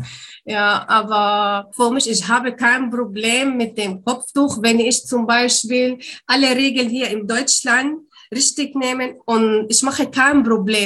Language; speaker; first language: German; non-native, learner; Arabic